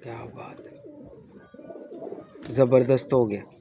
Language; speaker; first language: Urdu; non-native, local second language; Punjabi